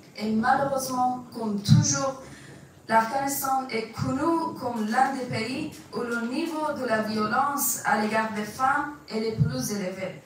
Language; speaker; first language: French; non-native, fluent; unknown